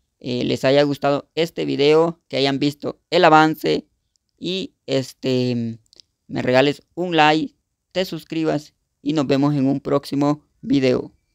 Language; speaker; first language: Spanish; native; Spanish